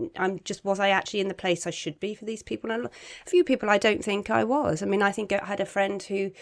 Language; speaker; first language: English; native; English